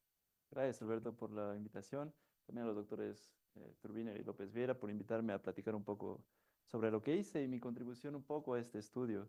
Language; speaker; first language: Spanish; native; Spanish